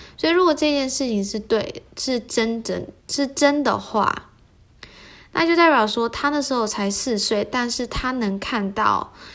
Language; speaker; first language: Chinese; early bilingual, heritage; Chinese